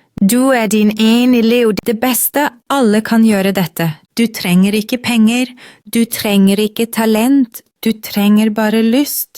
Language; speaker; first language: Norwegian; non-native, fluent; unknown